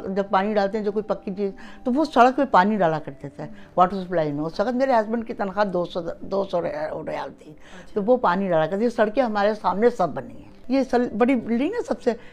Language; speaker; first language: Urdu; early bilingual, heritage; Urdu